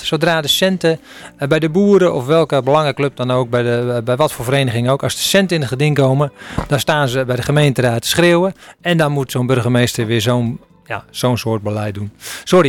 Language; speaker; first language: Dutch; native; Dutch